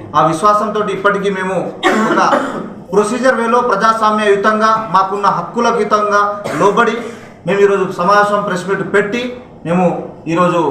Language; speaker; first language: Telugu; non-native, local second language; Lambadi